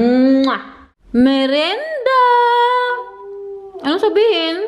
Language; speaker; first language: Filipino; non-native, local second language; Cebuano